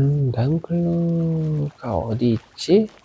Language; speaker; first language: Korean; non-native, learner; Indonesian